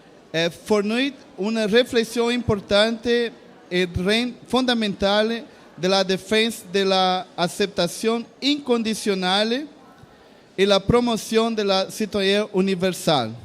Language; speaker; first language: French; non-native, learner; Portuguese